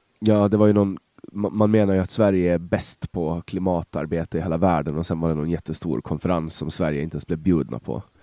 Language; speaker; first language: Swedish; non-native, fluent; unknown